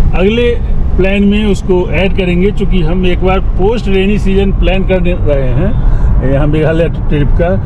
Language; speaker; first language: Hindi; native; Hindi